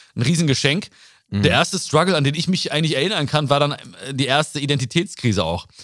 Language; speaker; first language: German; early bilingual, other home language; Malayalam